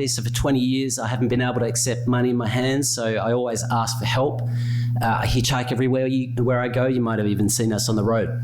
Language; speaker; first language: English; native; English